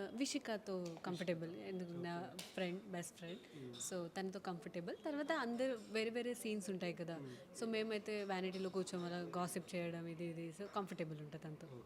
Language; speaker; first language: Telugu; non-native, fluent; Hindi